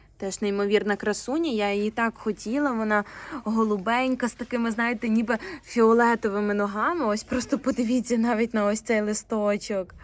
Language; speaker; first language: Ukrainian; non-native, local second language; Russian